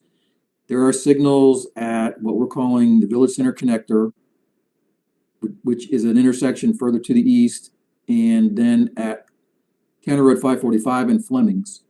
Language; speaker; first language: English; native; English